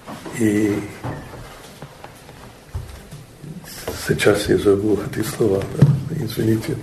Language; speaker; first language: Russian; non-native, learner; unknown